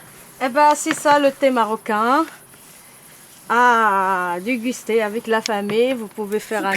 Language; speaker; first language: French; non-native, fluent; Arabic